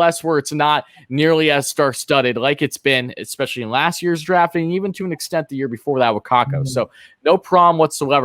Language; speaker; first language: English; native; English